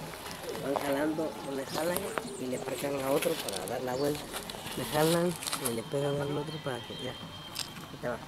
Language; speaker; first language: Spanish; native; Spanish